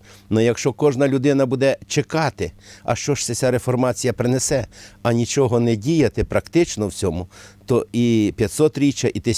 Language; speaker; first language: Ukrainian; native; Ukrainian